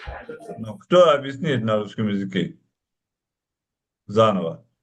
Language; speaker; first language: Russian; non-native, local second language; Uzbek